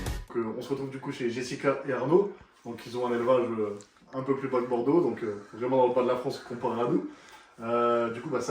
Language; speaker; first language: French; native; French